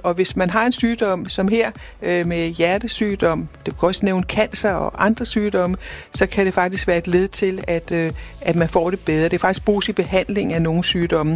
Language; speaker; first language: Danish; native; Danish